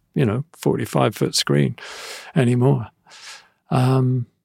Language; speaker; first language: English; native; English